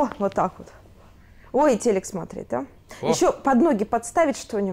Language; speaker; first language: Russian; native; Russian